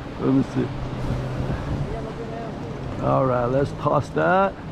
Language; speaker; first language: English; native; English